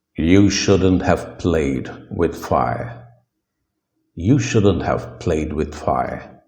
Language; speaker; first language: English; non-native, local second language; Malayalam